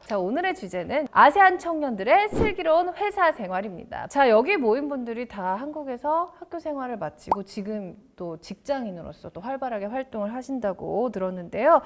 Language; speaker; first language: Korean; native; Korean